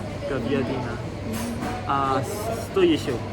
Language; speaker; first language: Russian; non-native, learner; Indonesian